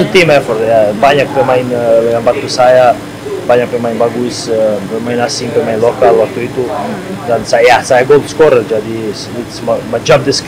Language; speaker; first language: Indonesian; non-native, fluent; Serbian